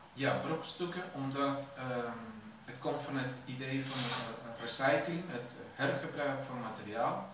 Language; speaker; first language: Dutch; non-native, fluent; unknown